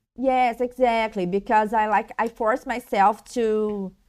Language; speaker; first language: English; non-native, learner; Portuguese